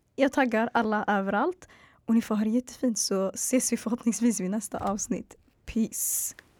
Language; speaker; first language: Swedish; early bilingual, other home language; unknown